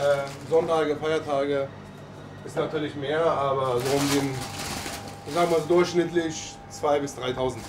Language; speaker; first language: German; non-native, fluent; Persian